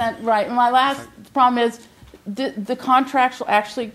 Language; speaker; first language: English; native; English